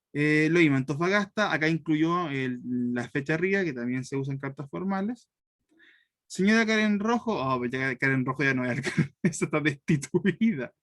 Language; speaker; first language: Spanish; native; Spanish